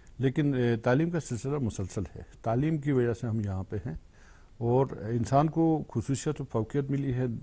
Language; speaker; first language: Urdu; non-native, local second language; Kashmiri